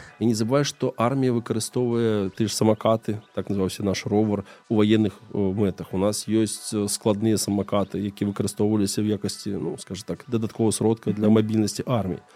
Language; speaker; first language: Belarusian; non-native, local second language; Russian